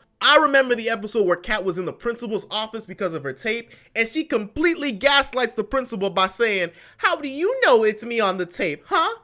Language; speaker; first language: English; native; English